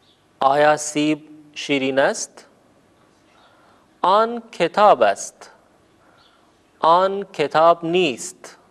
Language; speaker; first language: Persian; non-native, fluent; Urdu